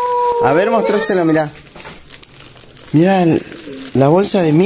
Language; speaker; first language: Spanish; native; Spanish